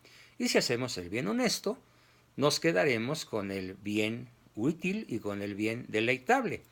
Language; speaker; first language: Spanish; native; Spanish